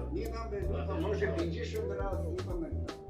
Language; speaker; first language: Polish; non-native, learner; Armenian